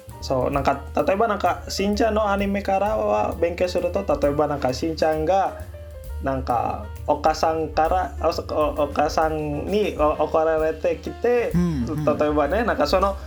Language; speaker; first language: Japanese; non-native, learner; Indonesian